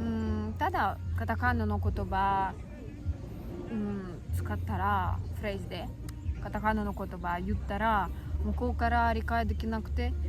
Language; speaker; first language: Japanese; non-native, learner; Russian